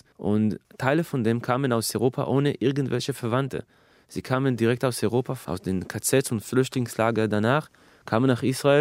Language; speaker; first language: German; non-native, fluent; Hebrew